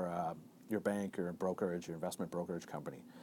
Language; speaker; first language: English; native; English